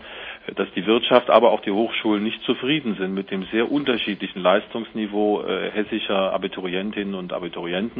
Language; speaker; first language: German; native; German